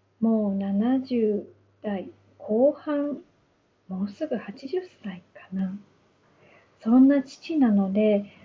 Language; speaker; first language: Japanese; native; Japanese